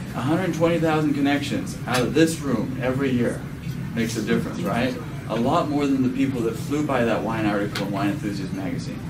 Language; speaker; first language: English; non-native, fluent; Danish